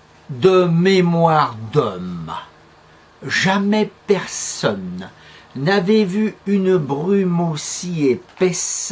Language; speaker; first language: French; native; French